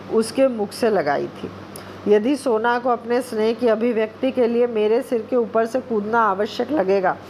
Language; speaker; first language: Hindi; non-native, local second language; Bangla